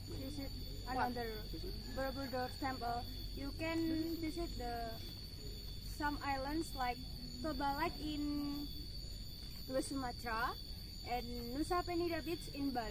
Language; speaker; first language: English; non-native, learner; Indonesian